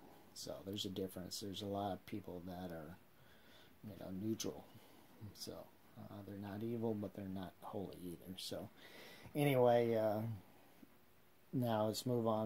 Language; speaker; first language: English; native; English